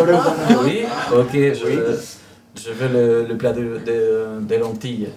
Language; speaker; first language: French; non-native, learner; Spanish